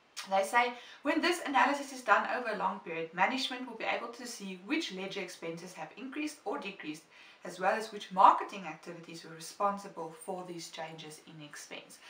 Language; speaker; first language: English; non-native, local second language; Afrikaans